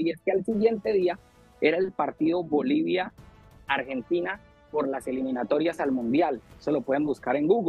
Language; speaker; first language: Spanish; native; Spanish